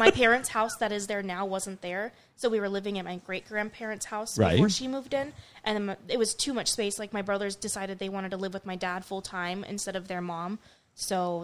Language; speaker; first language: English; native; English